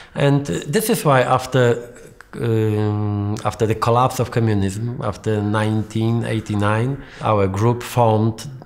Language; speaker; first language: English; non-native, fluent; Polish